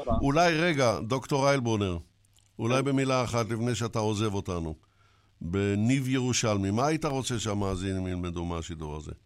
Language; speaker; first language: Hebrew; native; Hebrew